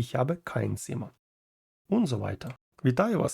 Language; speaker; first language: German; non-native, fluent; Ukrainian